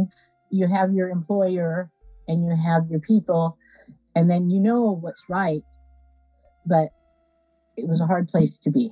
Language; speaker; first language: English; native; English